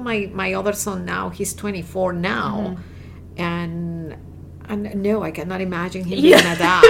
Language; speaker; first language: English; non-native, fluent; Spanish